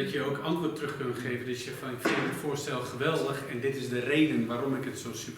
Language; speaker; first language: Dutch; native; Dutch